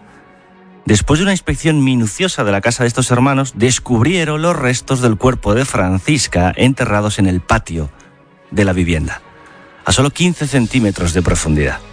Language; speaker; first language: Spanish; native; Spanish